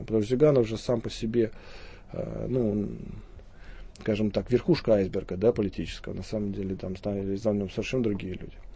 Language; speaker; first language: Russian; native; Russian